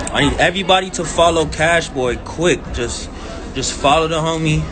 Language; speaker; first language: English; native; English